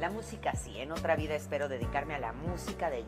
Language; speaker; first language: Spanish; early bilingual, other home language; Romanian